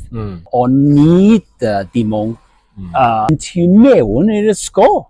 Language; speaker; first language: Welsh; non-native, learner; Cantonese